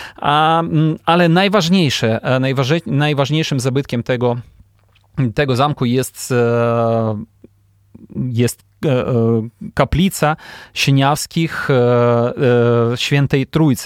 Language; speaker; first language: Polish; non-native, fluent; Ukrainian